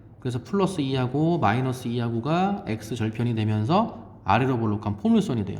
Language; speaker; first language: Korean; native; Korean